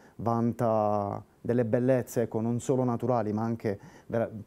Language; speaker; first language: Italian; native; Italian